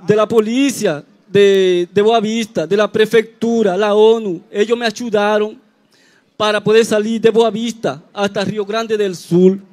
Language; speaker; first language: Portuguese; non-native, learner; Spanish